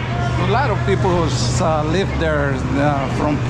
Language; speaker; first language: English; non-native, learner; Spanish